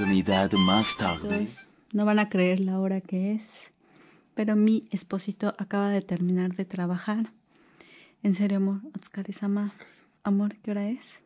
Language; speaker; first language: Spanish; native; Spanish